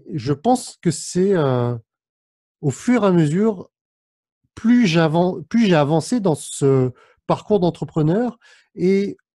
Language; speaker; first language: French; native; French